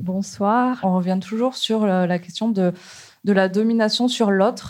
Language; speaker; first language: French; native; French